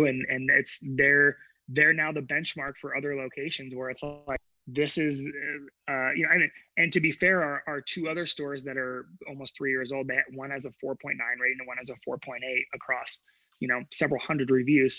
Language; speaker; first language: English; native; English